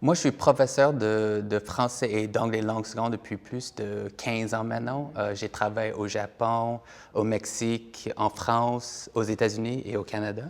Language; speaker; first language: French; non-native, fluent; English